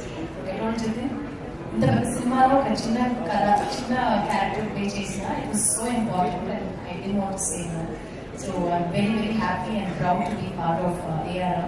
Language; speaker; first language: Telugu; non-native, fluent; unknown